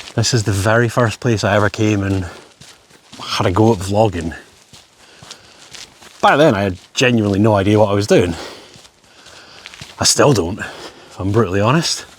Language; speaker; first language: English; native; English